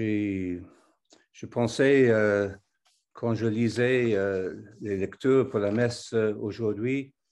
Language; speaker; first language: French; non-native, fluent; English